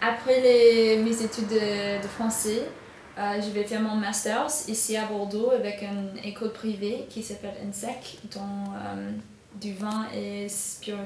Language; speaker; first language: French; non-native, fluent; English